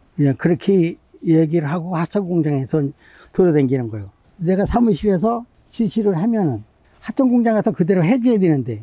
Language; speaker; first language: Korean; native; Korean